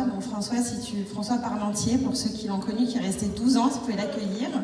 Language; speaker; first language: French; native; French